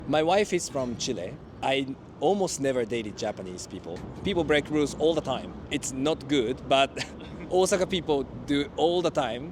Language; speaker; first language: English; non-native, fluent; Japanese